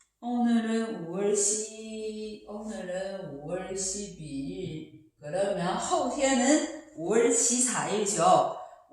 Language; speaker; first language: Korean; non-native, fluent; Chinese